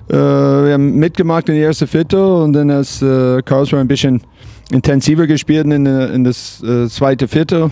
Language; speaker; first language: German; non-native, fluent; English